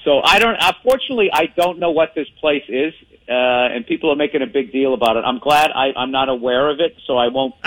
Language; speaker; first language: English; native; English